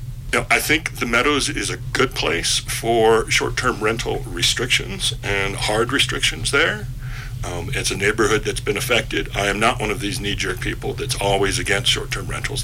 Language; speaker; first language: English; native; English